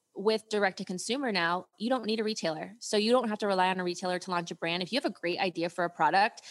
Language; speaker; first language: English; native; English